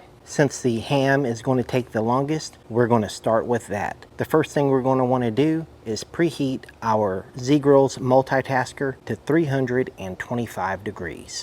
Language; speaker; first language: English; native; English